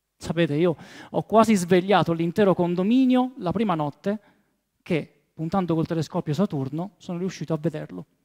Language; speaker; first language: Italian; native; Italian